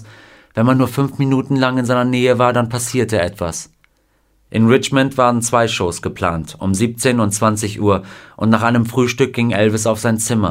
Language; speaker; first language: German; native; German